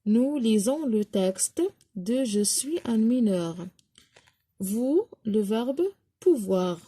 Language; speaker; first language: French; non-native, local second language; Arabic